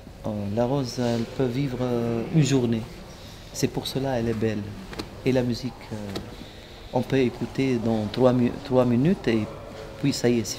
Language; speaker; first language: French; non-native, local second language; Arabic